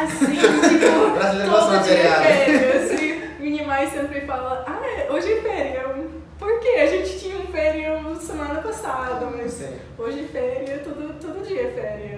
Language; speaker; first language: Portuguese; non-native, learner; English